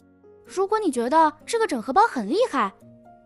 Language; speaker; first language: Chinese; native; Chinese